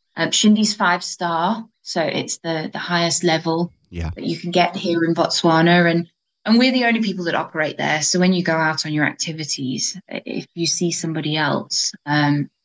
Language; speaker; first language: English; native; English